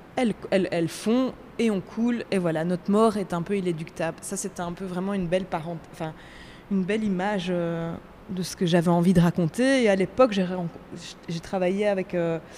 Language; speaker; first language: French; native; French